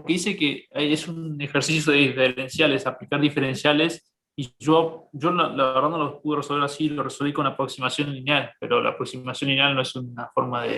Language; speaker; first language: Spanish; native; Spanish